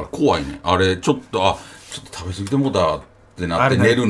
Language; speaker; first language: Japanese; native; Japanese